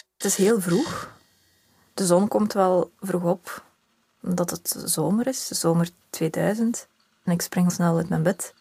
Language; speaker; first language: Dutch; early bilingual, other home language; Russian